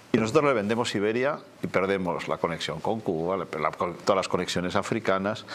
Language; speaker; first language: Spanish; native; Spanish